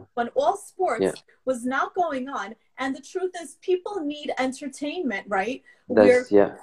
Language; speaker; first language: English; early bilingual, other home language; Russian